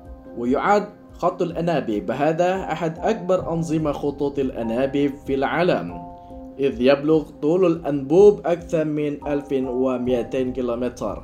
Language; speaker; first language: Arabic; non-native, fluent; Indonesian